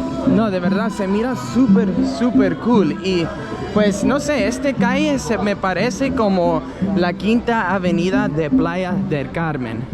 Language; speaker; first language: Spanish; non-native, fluent; English